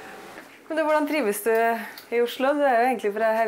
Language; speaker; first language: Norwegian; native; Norwegian